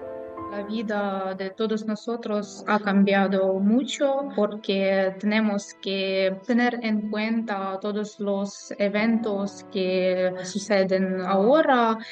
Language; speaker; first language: Spanish; non-native, fluent; Ukrainian